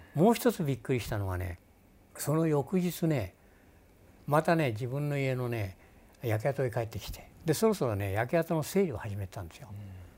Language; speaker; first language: Japanese; native; Japanese